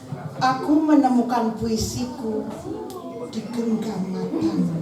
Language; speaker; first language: Indonesian; native; Indonesian